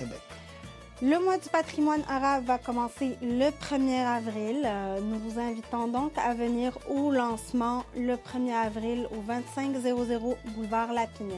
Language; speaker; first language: French; non-native, local second language; Arabic